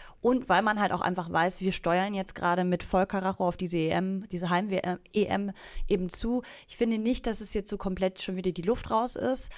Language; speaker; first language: German; native; German